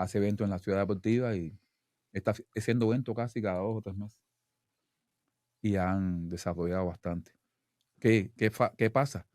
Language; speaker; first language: Spanish; native; Spanish